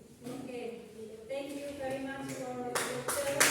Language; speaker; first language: English; non-native, local second language; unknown